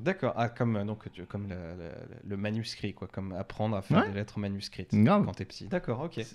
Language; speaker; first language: French; native; French